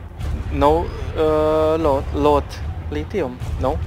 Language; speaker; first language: English; non-native, learner; Hungarian